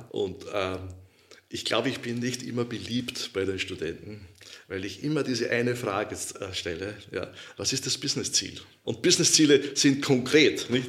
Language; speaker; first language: German; native; German